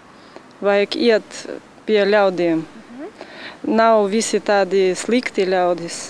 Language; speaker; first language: Latvian; non-native, local second language; Russian